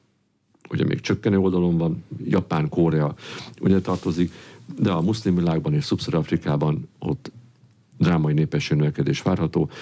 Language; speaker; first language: Hungarian; native; Hungarian